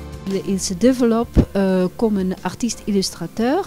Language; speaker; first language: French; non-native, fluent; Dutch